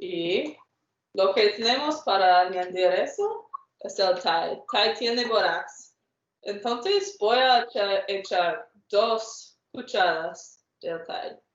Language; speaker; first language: Spanish; non-native, fluent; English